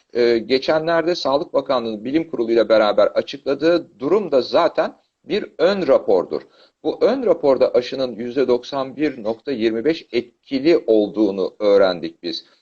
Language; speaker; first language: Turkish; native; Turkish